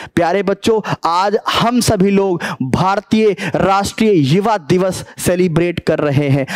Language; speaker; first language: Hindi; native; Hindi